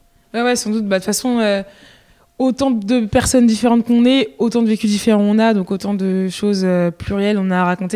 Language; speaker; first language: French; native; French